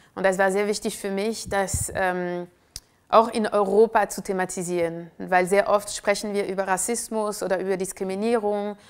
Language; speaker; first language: German; non-native, fluent; French